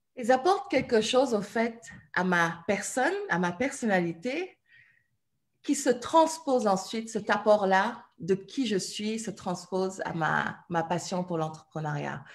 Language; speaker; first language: French; non-native, local second language; Wolof